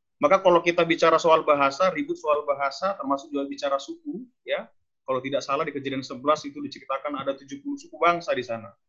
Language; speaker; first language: Indonesian; non-native, local second language; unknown